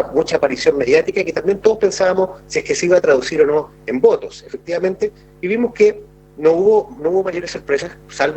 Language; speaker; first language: Spanish; native; Spanish